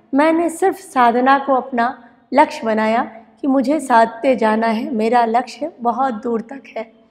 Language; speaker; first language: Hindi; non-native, local second language; Bangla